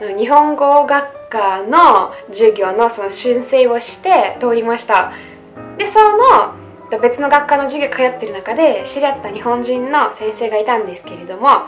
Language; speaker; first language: Japanese; non-native, fluent; Russian